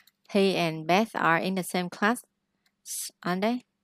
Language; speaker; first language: English; non-native, fluent; Vietnamese